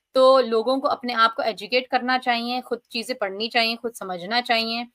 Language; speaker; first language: Hindi; early bilingual, heritage; Hindi